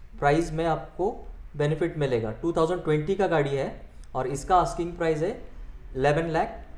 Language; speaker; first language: Hindi; non-native, local second language; Marathi